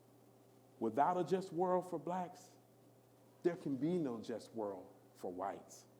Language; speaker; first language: English; native; English